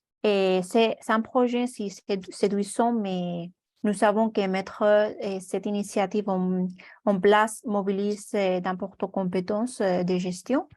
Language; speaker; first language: French; non-native, learner; Spanish